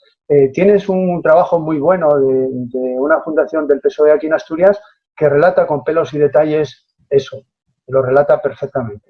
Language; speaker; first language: Spanish; native; Spanish